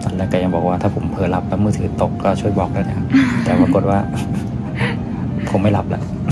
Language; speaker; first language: Thai; native; Thai